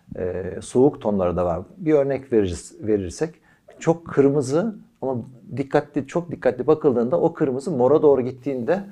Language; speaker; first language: Turkish; native; Turkish